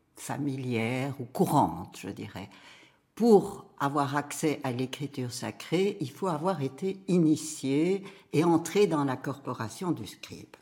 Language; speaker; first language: French; native; French